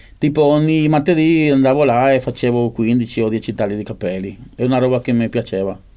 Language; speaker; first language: Italian; non-native, fluent; Spanish